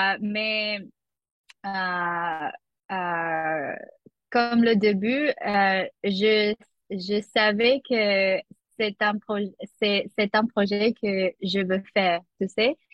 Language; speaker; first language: French; non-native, learner; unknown